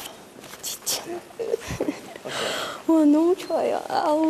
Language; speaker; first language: Korean; non-native, learner; Russian